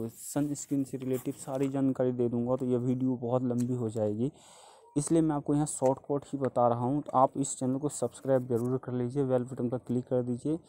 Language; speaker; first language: Hindi; native; Hindi